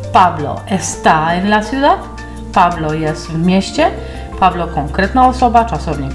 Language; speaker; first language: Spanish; non-native, fluent; Polish